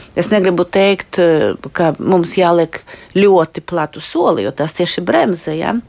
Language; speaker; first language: Latvian; non-native, local second language; Russian